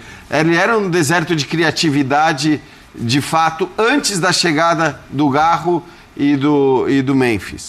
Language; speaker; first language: Portuguese; native; Portuguese